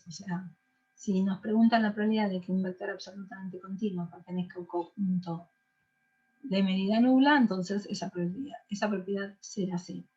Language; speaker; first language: Spanish; native; Spanish